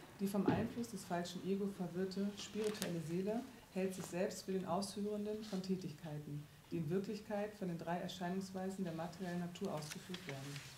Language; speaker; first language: German; native; German